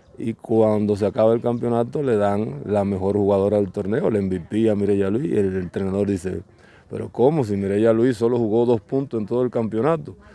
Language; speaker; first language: Spanish; native; Spanish